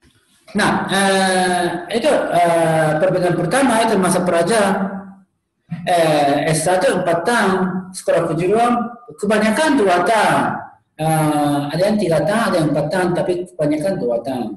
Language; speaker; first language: Indonesian; non-native, learner; Japanese